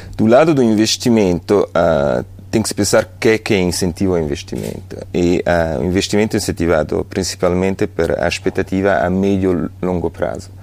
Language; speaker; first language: Portuguese; non-native, fluent; Italian